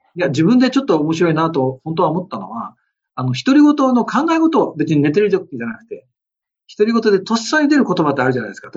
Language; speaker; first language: Japanese; early bilingual, other home language; Dutch